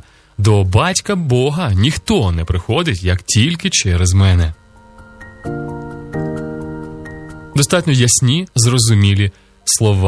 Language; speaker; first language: Ukrainian; native; Ukrainian